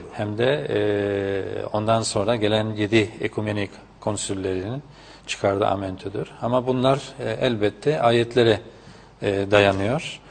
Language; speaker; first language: Turkish; non-native, fluent; Spanish